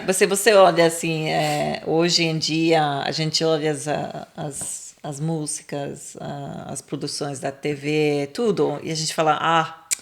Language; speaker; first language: Portuguese; non-native, fluent; English